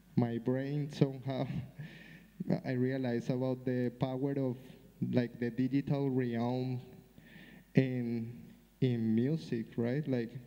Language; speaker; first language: English; non-native, fluent; Spanish